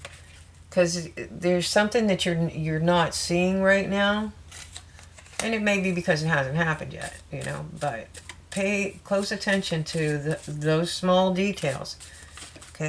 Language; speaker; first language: English; native; English